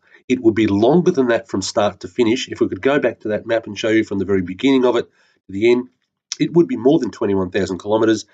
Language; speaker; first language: English; native; English